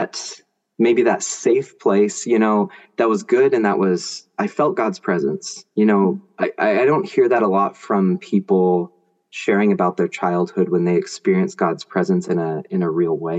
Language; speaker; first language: English; native; English